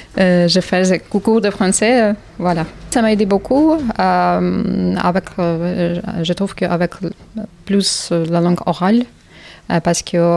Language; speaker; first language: French; non-native, learner; Ukrainian